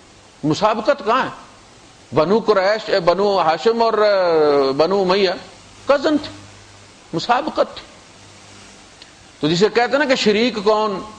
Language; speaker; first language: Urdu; non-native, local second language; Punjabi